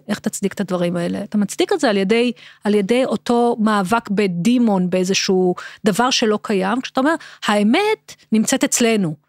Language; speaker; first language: Hebrew; native; Hebrew